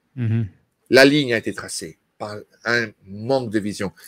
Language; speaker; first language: French; native; French